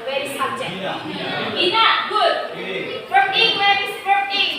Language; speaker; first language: English; non-native, learner; Indonesian